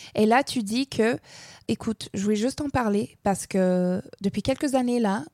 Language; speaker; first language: French; non-native, fluent; English